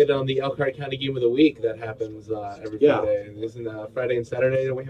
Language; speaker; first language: English; native; English